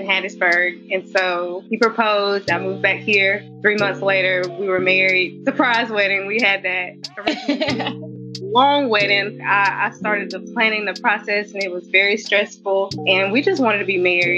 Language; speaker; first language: English; native; English